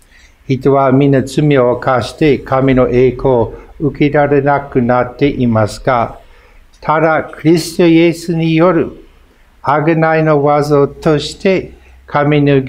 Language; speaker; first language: Japanese; non-native, fluent; English